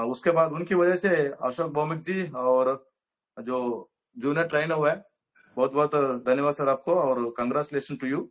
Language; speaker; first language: Hindi; non-native, local second language; Telugu